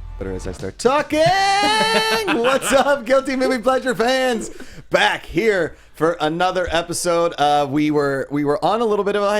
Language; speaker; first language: English; native; English